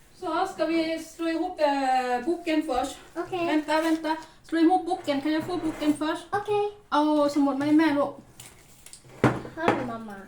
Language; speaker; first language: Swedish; non-native, learner; Thai